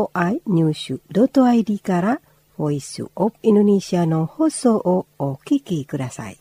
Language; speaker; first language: Japanese; non-native, fluent; Indonesian